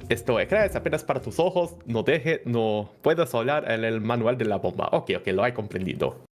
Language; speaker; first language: Spanish; non-native, learner; Portuguese